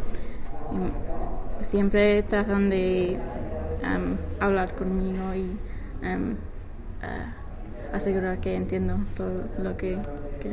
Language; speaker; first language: Spanish; non-native, fluent; English